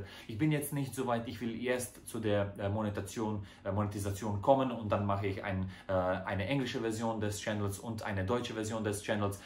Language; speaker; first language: German; non-native, fluent; Croatian